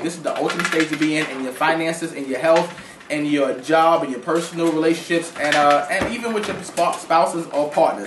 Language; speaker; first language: English; native; English